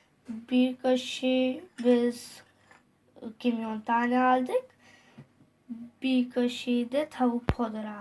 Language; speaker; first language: Turkish; non-native, learner; Urdu